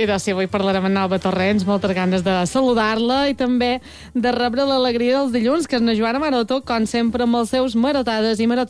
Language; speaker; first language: Catalan; native; Catalan